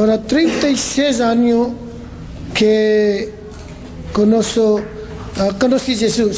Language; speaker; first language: Spanish; non-native, learner; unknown